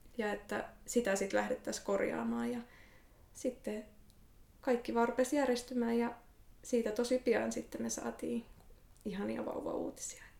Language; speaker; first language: Finnish; native; Finnish